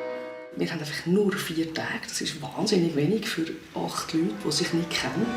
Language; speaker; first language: German; native; German